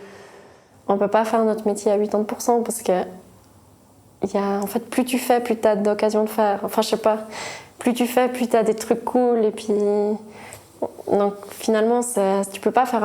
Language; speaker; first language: French; native; French